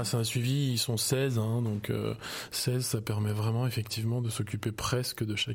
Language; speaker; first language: French; native; French